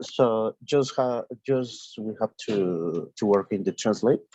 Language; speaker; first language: English; non-native, learner; Spanish